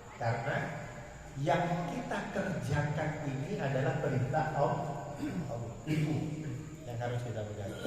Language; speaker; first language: Indonesian; non-native, local second language; Madurese